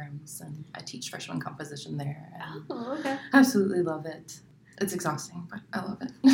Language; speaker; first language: English; native; English